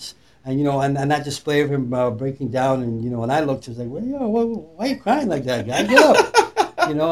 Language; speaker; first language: English; native; English